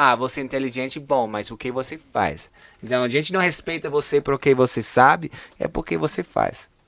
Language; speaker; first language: Portuguese; non-native, fluent; English